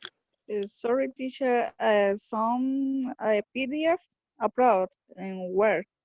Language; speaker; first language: English; non-native, learner; Spanish